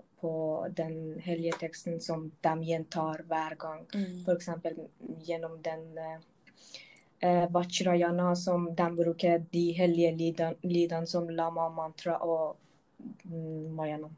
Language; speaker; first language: Norwegian; non-native, local second language; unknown